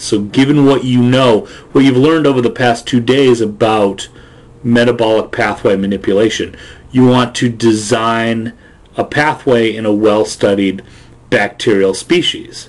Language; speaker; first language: English; native; English